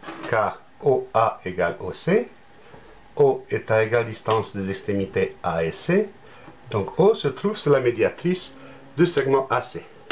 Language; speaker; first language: French; native; French